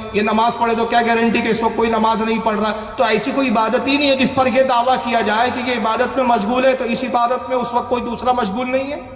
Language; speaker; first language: Urdu; native; Urdu